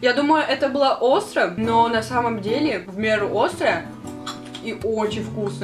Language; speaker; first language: Russian; native; Russian